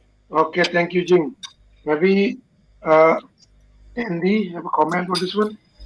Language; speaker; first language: English; non-native, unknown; Indonesian